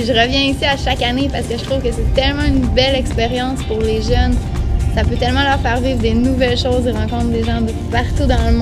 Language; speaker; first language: French; native; French